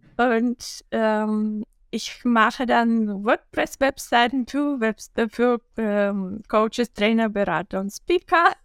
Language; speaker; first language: German; non-native, fluent; Bulgarian